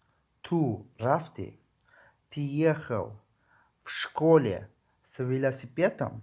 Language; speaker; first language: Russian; non-native, learner; Tajik